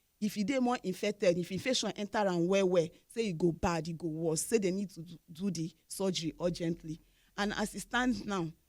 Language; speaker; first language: Nigerian Pidgin; non-native, local second language; Igbo